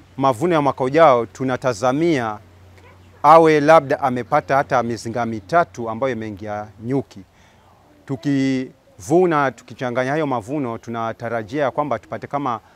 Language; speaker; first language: Swahili; native; Swahili